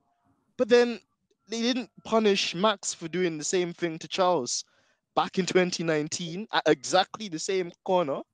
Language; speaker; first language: English; native; English